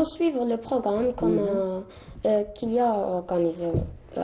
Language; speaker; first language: French; non-native, learner; Arabic